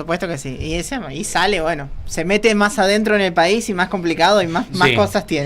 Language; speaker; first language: Spanish; native; Spanish